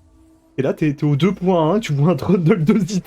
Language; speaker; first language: French; native; French